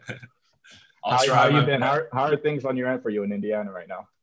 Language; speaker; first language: English; native; English